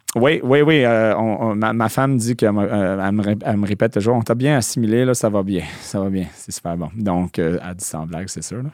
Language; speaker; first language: French; non-native, local second language; English